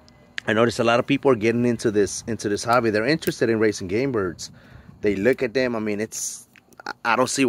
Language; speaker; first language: English; native; English